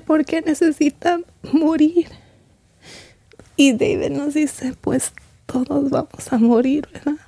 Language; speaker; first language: Spanish; early bilingual, heritage; Spanish